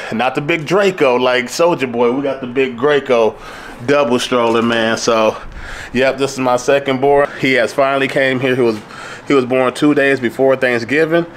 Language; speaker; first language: English; native; English